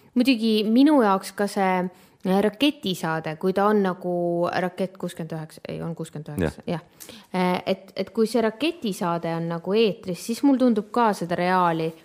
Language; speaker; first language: Estonian; native; Estonian